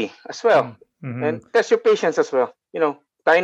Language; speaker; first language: English; non-native, local second language; Filipino